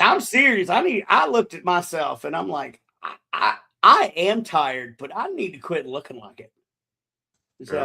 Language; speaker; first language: English; native; English